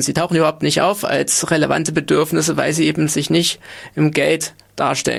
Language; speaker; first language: German; native; German